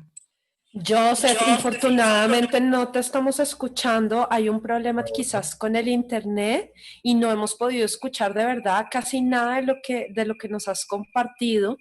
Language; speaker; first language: Spanish; native; Spanish